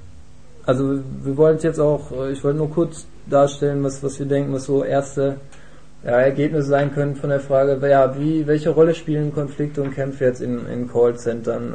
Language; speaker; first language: German; native; German